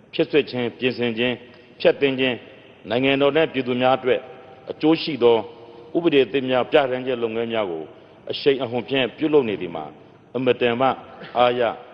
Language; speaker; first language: Burmese; non-native, local second language; Rohingya